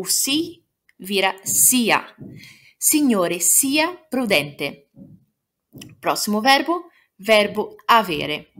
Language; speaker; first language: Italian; non-native, fluent; Portuguese